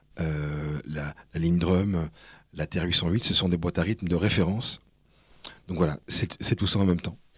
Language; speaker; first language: French; early bilingual, other home language; Spanish